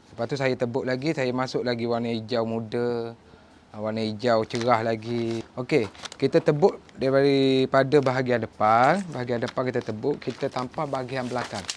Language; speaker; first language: Malay; native; Malay